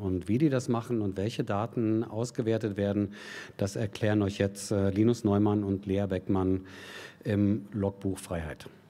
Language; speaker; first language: German; native; German